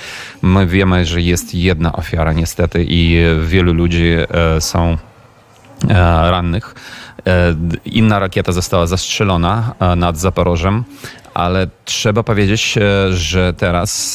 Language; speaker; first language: Polish; non-native, fluent; Ukrainian